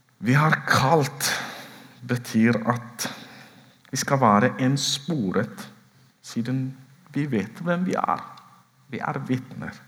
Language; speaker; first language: Norwegian; non-native, fluent; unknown